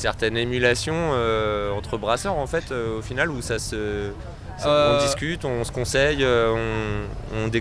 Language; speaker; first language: French; native; French